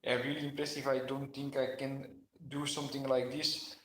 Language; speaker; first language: English; non-native, fluent; Dutch